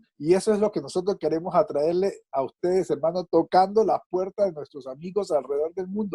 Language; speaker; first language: Spanish; native; Spanish